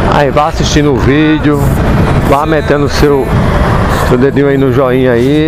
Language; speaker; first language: Portuguese; native; Portuguese